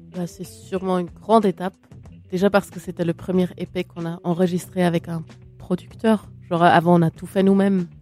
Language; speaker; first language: French; native; French